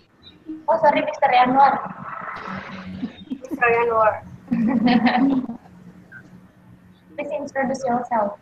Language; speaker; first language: English; non-native, learner; Indonesian